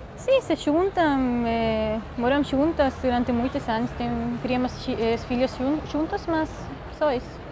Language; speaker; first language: Portuguese; non-native, fluent; Swiss German